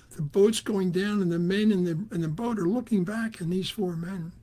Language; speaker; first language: English; native; English